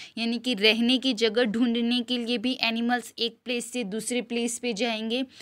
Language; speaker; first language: Hindi; non-native, local second language; Gujarati